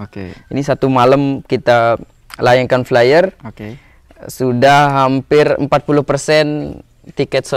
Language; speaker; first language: Indonesian; non-native, local second language; Sasak